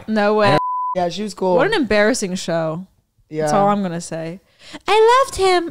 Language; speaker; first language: English; native; English